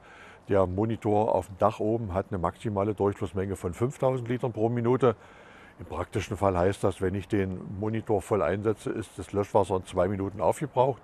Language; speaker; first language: German; native; German